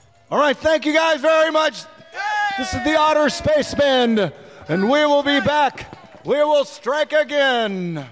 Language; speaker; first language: English; native; English